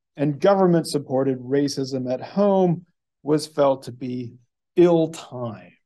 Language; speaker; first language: English; native; English